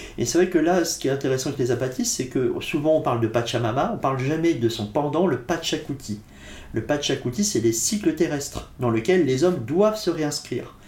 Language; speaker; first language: French; native; French